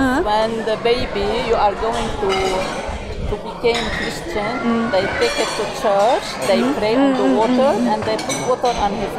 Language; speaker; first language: English; non-native, learner; Arabic